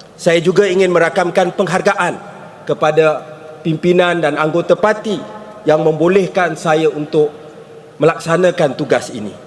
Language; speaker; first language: Malay; native; Malay